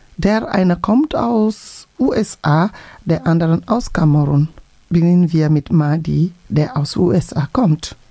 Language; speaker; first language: German; non-native, fluent; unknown